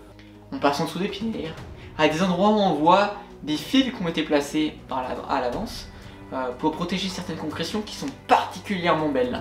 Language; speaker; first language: French; native; French